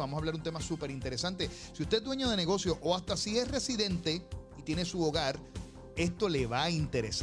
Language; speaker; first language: Spanish; native; Spanish